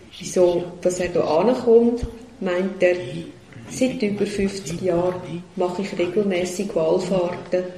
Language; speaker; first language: German; native; German